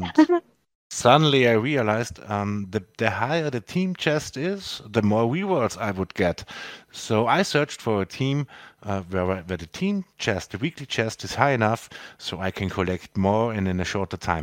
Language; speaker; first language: English; non-native, fluent; German